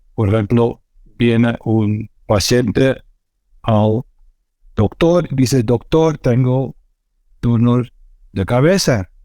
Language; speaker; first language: Spanish; non-native, fluent; Dutch